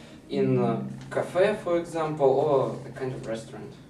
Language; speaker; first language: English; non-native, learner; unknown